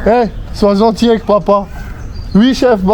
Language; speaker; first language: French; native; French